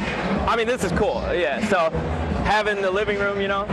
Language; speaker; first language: English; native; English